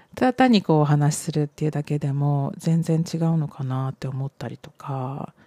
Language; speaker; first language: Japanese; native; Japanese